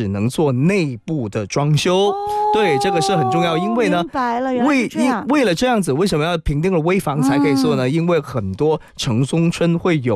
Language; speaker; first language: Chinese; native; Chinese